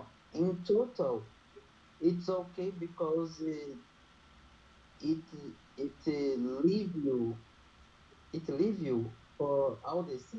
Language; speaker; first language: English; non-native, learner; Portuguese